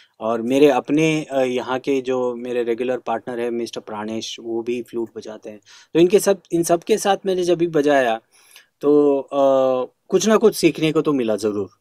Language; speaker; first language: Hindi; non-native, local second language; Kannada